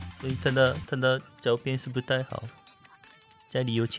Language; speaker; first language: Chinese; non-native, learner; Japanese